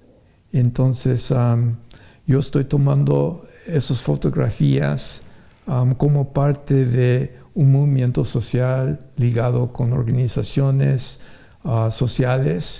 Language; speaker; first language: Spanish; non-native, fluent; English